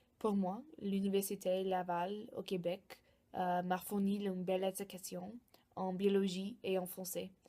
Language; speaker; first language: French; non-native, learner; English